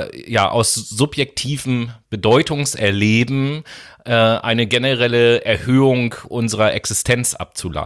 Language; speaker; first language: German; native; German